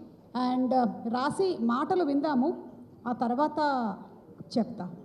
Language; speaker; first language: Telugu; native; Telugu